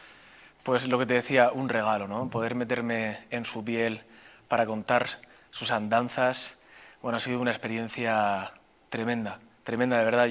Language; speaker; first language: Spanish; native; Spanish